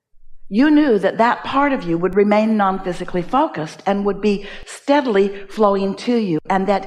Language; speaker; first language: English; native; English